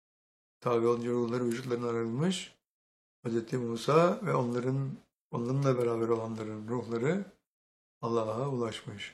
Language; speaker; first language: Turkish; native; Turkish